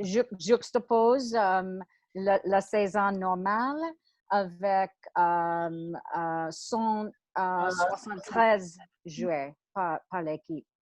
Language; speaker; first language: French; non-native, learner; English